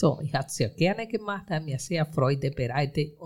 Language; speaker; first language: German; non-native, fluent; Spanish